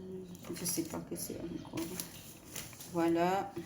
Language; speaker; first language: French; non-native, learner; Filipino